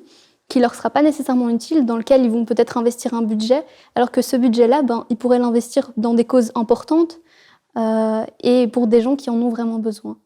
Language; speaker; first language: French; native; French